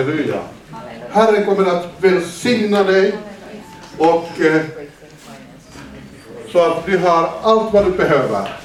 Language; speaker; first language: Swedish; non-native, fluent; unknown